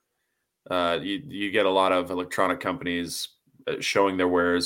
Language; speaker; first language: English; native; English